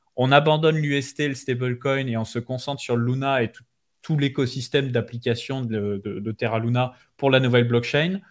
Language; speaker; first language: French; native; French